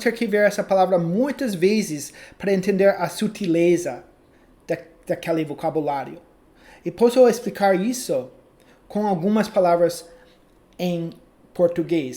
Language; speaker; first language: Portuguese; non-native, fluent; English